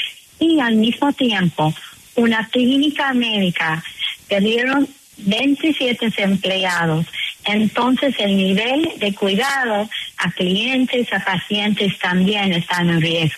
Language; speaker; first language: Spanish; non-native, fluent; English